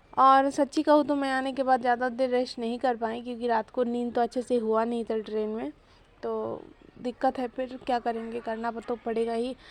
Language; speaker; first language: Hindi; non-native, local second language; Bangla